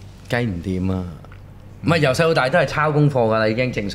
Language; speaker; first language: Cantonese; native; Cantonese